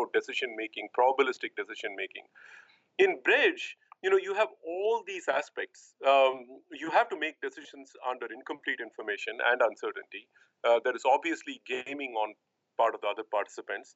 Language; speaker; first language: English; non-native, local second language; Tamil